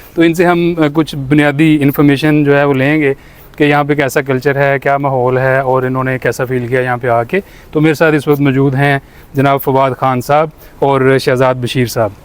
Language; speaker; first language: Urdu; non-native, local second language; Punjabi